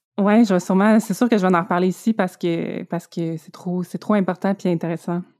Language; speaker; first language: French; native; French